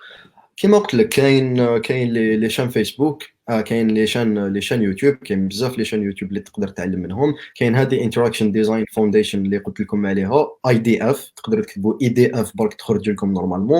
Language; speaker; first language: Arabic; native; Arabic